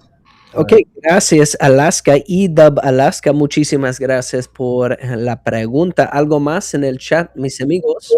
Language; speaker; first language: Spanish; non-native, fluent; English